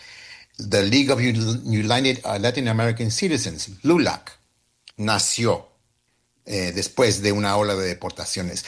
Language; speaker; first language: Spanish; early bilingual, heritage; Spanish